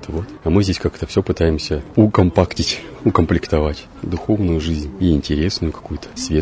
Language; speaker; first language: Russian; native; Russian